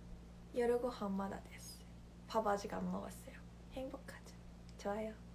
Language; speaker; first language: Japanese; non-native, fluent; Korean